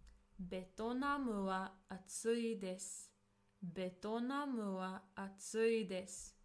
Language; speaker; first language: Japanese; non-native, fluent; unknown